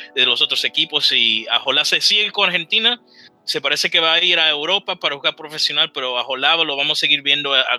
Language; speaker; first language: Spanish; early bilingual, heritage; Spanish